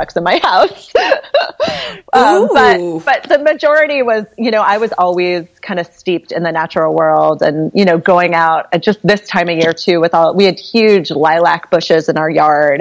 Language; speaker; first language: English; native; English